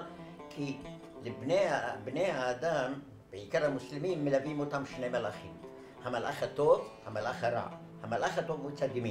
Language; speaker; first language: Hebrew; non-native, fluent; Arabic